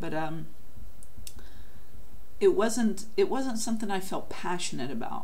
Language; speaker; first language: English; native; English